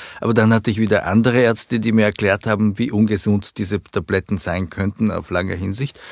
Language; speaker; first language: German; early bilingual, other home language; Japanese